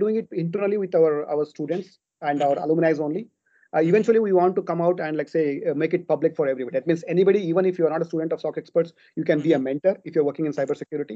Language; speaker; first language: English; non-native, local second language; Kannada